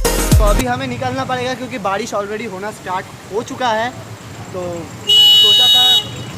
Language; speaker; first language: Hindi; non-native, local second language; Bangla